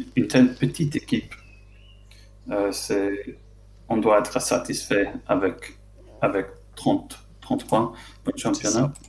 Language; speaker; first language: French; non-native, fluent; English